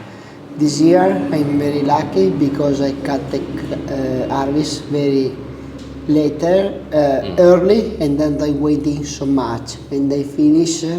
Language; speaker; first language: English; non-native, learner; Italian